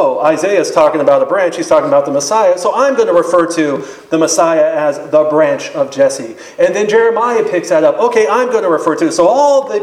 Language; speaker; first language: English; native; English